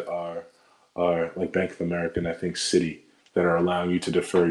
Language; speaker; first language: English; native; English